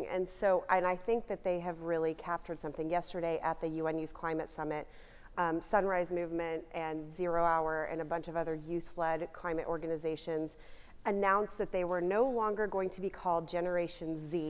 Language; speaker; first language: English; native; English